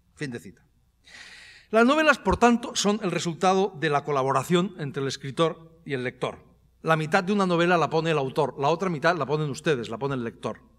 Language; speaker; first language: Spanish; native; Spanish